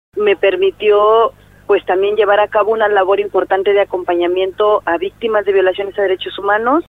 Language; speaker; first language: Spanish; native; Spanish